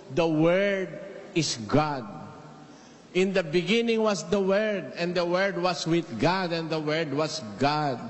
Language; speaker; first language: English; non-native, local second language; Filipino